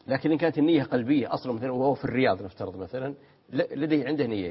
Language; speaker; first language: Arabic; native; Arabic